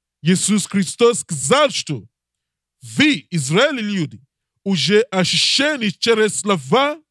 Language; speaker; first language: Russian; non-native, learner; English